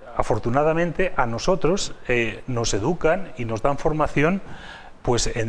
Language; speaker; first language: Spanish; native; Spanish